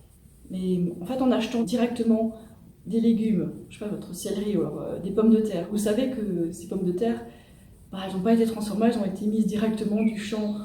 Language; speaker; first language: French; native; French